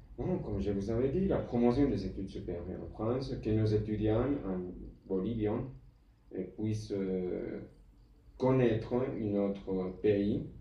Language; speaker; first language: French; non-native, fluent; Spanish